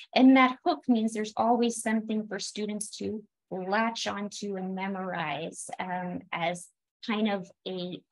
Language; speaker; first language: English; native; English